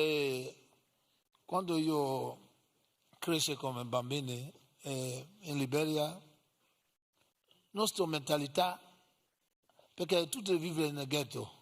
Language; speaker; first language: Italian; non-native, learner; English